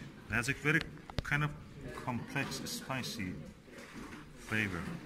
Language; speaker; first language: English; non-native, fluent; Persian